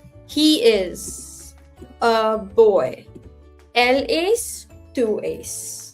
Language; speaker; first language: Spanish; non-native, learner; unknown